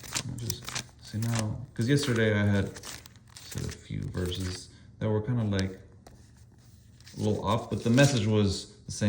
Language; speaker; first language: English; native; English